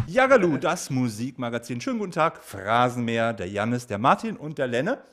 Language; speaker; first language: German; native; German